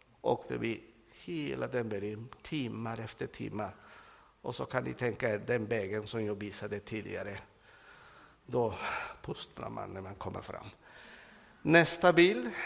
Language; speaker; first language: Swedish; non-native, fluent; Spanish